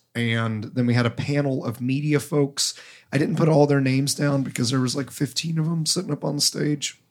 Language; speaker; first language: English; native; English